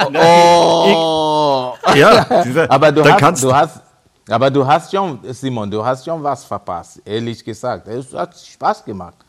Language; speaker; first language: German; non-native, fluent; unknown